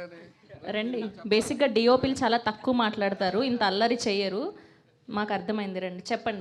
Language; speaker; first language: Telugu; native; Telugu